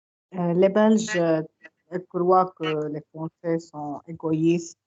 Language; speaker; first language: French; non-native, learner; Arabic